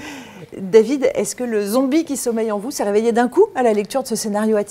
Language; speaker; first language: French; native; French